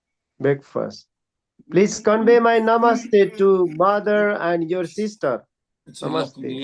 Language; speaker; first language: English; non-native, learner; Nepali